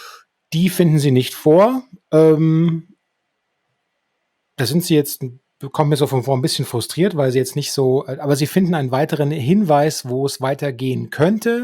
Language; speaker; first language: German; native; German